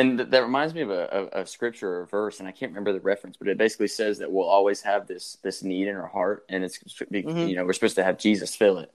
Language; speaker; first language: English; native; English